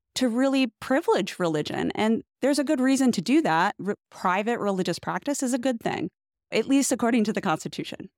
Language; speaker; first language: English; native; English